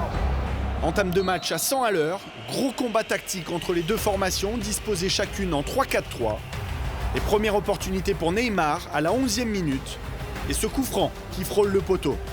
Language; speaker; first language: French; native; French